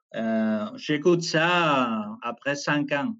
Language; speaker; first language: French; non-native, fluent; Spanish